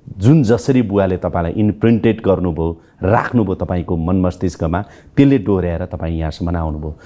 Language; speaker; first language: Nepali; native; Nepali